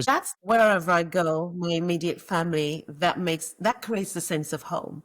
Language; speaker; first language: English; native; English